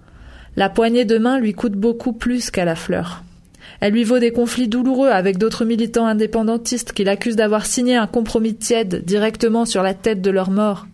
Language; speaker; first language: French; native; French